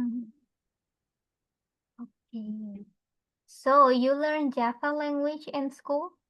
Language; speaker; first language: English; non-native, fluent; Indonesian